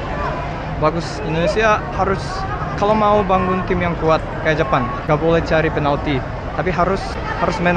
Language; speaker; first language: Indonesian; non-native, fluent; Japanese